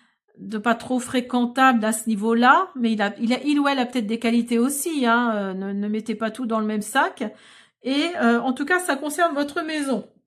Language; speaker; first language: French; native; French